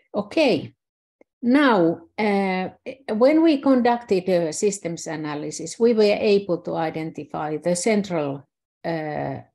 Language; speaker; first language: English; non-native, fluent; Finnish